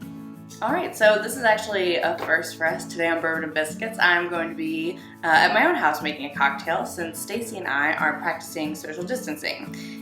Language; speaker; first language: English; native; English